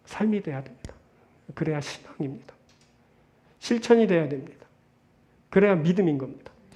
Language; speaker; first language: Korean; native; Korean